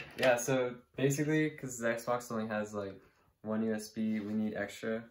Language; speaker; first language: English; native; English